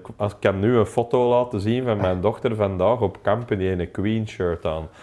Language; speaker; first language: Dutch; non-native, local second language; English